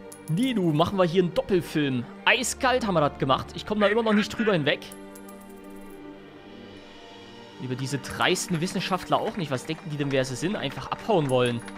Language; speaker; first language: German; native; German